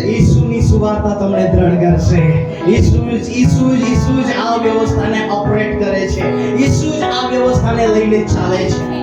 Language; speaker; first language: Gujarati; non-native, local second language; Gamit